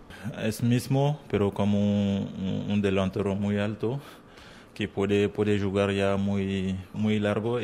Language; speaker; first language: Spanish; non-native, learner; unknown